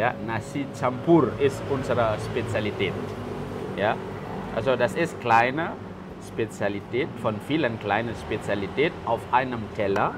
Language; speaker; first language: German; non-native, fluent; Balinese